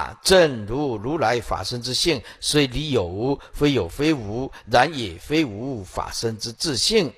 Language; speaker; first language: Chinese; native; Chinese